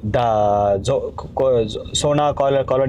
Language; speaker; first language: English; non-native, local second language; Hindi